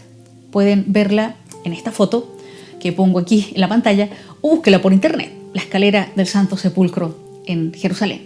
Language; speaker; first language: Spanish; native; Spanish